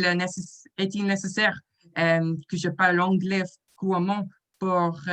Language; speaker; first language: French; non-native, learner; English